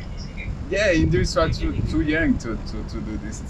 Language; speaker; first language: English; non-native, learner; Portuguese